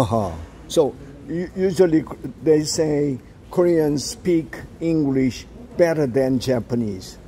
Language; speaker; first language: English; non-native, learner; Korean